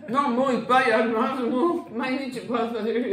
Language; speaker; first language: Japanese; non-native, learner; Italian